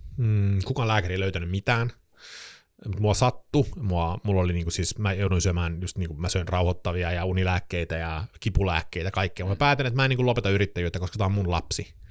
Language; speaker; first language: Finnish; early bilingual, heritage; Finnish